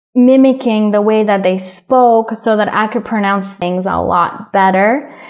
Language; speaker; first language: English; early bilingual, other home language; Spanish